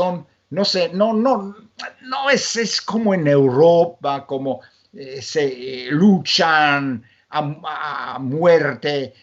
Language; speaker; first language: Spanish; non-native, fluent; Polish